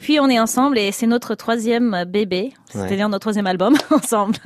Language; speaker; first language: French; non-native, fluent; English